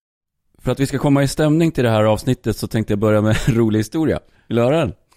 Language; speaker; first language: Swedish; native; Swedish